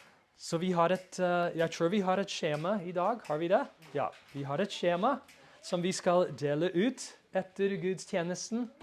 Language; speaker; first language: Norwegian; non-native, fluent; English